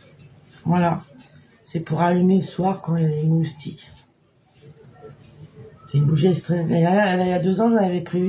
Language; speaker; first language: French; native; French